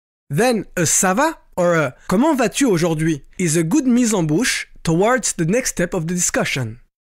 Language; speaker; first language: French; native; French